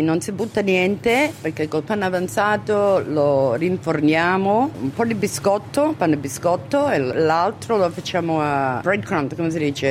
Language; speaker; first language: Italian; early bilingual, other home language; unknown